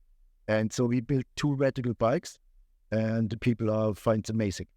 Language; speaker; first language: English; non-native, fluent; German